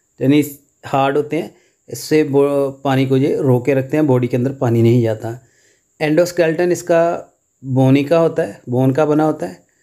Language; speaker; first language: Urdu; non-native, local second language; Punjabi